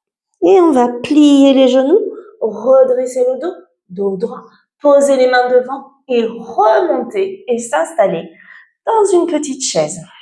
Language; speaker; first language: French; native; French